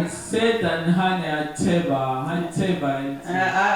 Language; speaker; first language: Danish; non-native, learner; French